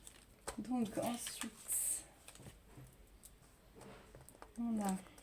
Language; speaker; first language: French; native; French